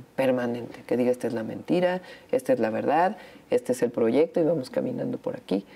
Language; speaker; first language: Spanish; native; Spanish